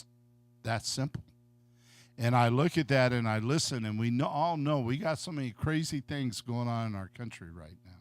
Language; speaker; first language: English; native; English